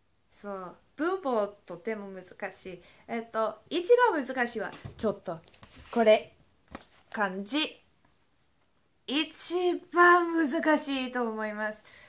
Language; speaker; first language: Japanese; non-native, learner; English